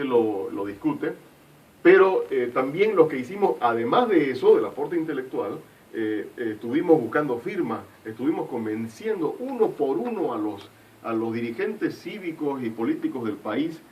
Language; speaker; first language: Spanish; native; Spanish